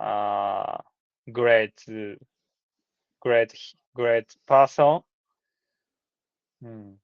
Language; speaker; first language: English; non-native, learner; Japanese